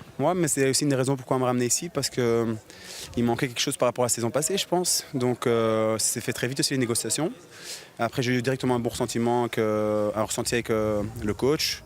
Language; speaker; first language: French; native; French